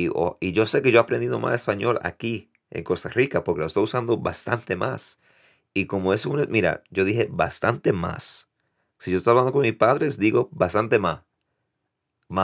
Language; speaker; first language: Spanish; early bilingual, heritage; Spanish